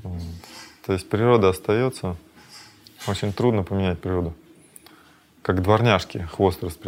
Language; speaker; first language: Russian; native; Russian